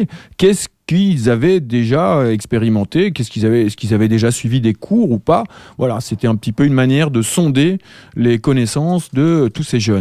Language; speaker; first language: French; native; French